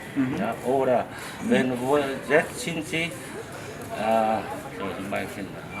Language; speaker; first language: German; non-native, learner; Vietnamese